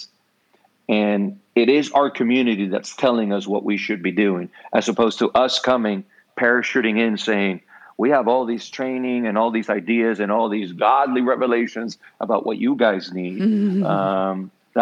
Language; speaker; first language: English; non-native, fluent; Spanish